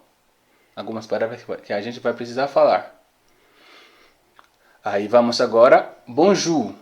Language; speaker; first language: Portuguese; non-native, learner; Haitian Creole